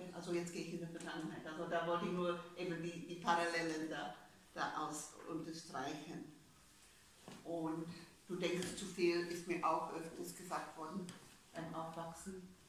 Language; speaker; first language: German; non-native, fluent; English